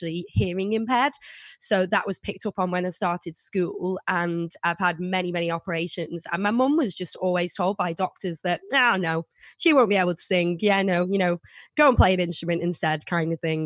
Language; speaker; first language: English; native; English